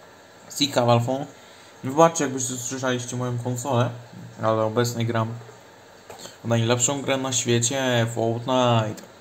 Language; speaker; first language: Polish; native; Polish